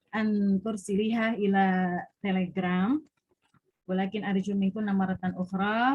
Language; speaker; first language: Arabic; non-native, learner; Indonesian